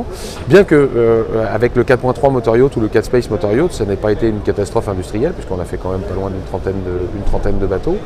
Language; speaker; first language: French; native; French